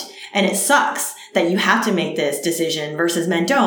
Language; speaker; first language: English; early bilingual, other home language; Cantonese